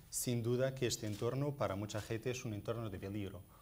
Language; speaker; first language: Spanish; non-native, fluent; Portuguese